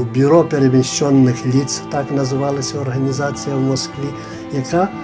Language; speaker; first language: Ukrainian; native; Ukrainian